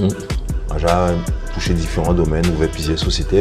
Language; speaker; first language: French; non-native, local second language; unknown